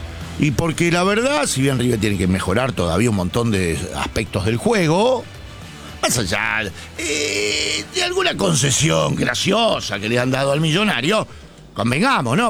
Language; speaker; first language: Spanish; native; Spanish